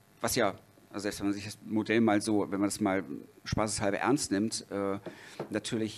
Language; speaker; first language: German; native; German